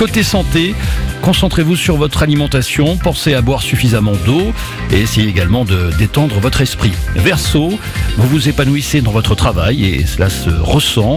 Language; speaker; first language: French; native; French